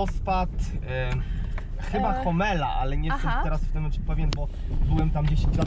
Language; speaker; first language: Polish; native; Polish